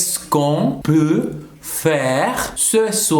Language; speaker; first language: French; non-native, fluent; Spanish